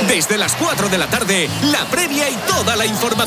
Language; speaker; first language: Spanish; native; Spanish